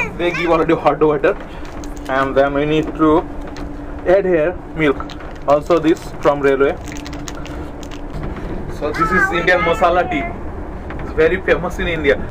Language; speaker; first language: English; non-native, learner; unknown